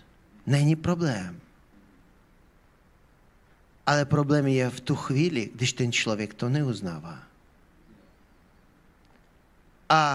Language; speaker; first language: Czech; non-native, fluent; Ukrainian